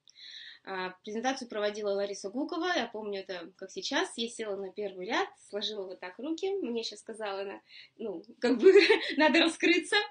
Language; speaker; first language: Russian; native; Russian